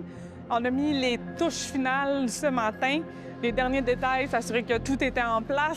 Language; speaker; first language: French; native; French